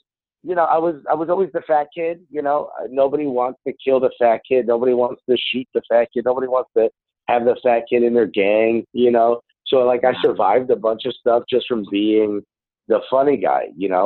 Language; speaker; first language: English; early bilingual, other home language; Spanish